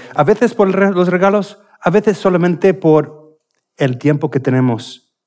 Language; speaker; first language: Spanish; non-native, fluent; English